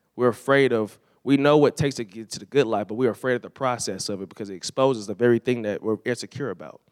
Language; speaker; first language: English; native; English